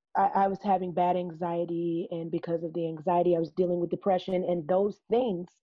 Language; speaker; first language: English; native; English